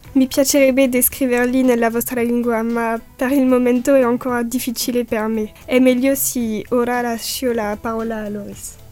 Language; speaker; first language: Italian; non-native, learner; French